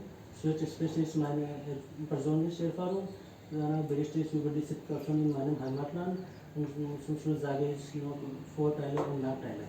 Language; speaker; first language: German; non-native, learner; Hindi